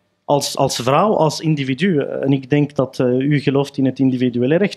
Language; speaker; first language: Dutch; early bilingual, other home language; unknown